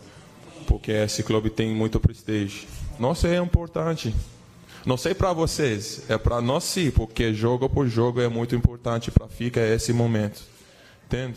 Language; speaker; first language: Portuguese; non-native, learner; English